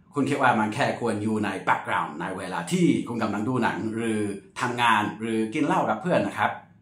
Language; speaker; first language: Thai; non-native, fluent; English